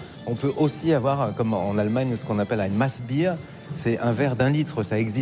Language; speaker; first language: French; native; French